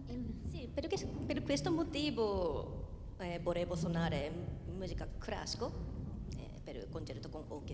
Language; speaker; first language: Italian; non-native, learner; Japanese